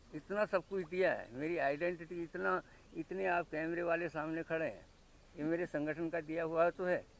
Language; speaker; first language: Hindi; native; Hindi